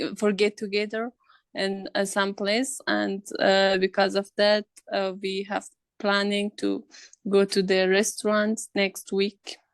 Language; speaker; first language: English; non-native, learner; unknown